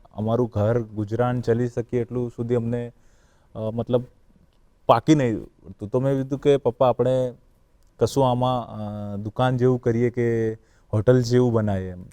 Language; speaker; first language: Gujarati; non-native, local second language; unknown